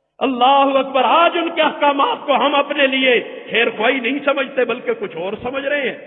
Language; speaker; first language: Urdu; non-native, local second language; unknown